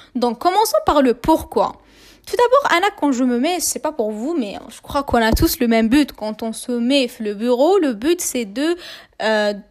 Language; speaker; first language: French; non-native, local second language; Arabic